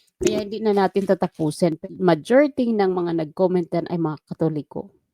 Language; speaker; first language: Filipino; non-native, local second language; Waray